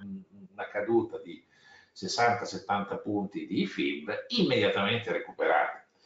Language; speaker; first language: Italian; native; Italian